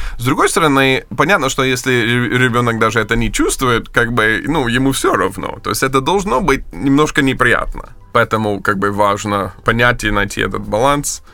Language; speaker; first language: Russian; non-native, fluent; English